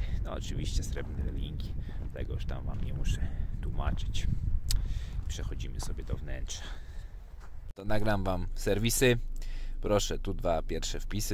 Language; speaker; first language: Polish; native; Polish